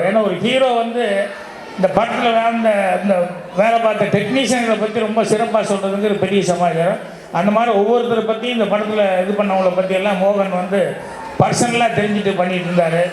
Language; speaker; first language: Tamil; native; Tamil